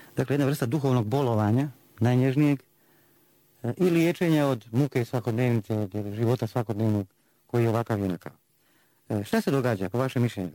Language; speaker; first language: Croatian; native; Croatian